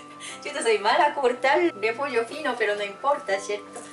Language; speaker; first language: Spanish; non-native, fluent; Japanese